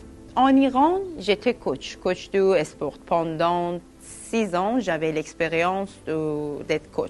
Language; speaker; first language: French; non-native, fluent; Persian